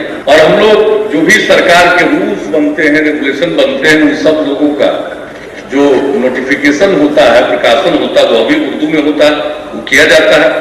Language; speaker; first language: Hindi; native; Hindi